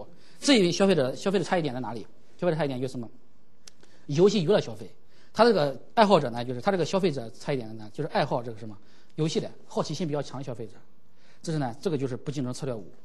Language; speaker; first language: Chinese; native; Chinese